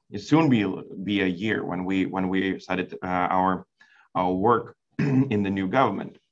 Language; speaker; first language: English; non-native, fluent; Lithuanian